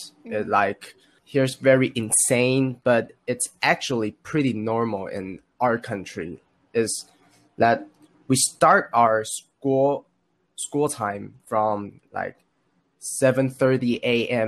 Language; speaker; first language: English; non-native, learner; Chinese